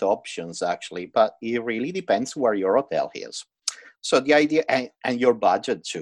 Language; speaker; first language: English; non-native, fluent; Italian